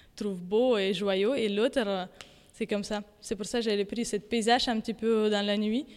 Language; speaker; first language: French; non-native, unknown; Ukrainian